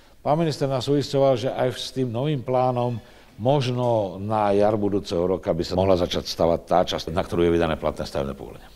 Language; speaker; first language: Slovak; native; Slovak